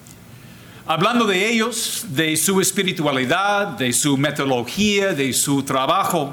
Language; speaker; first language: Spanish; non-native, fluent; English